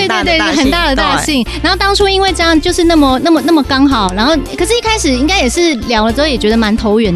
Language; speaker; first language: Chinese; native; Chinese